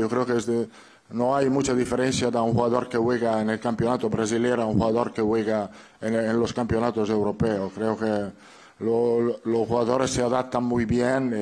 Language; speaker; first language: Spanish; non-native, fluent; Italian